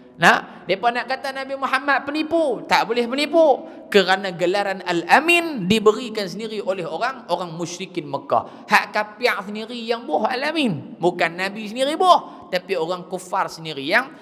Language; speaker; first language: Malay; native; Malay